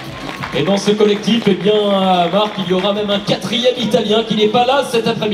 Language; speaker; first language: French; native; French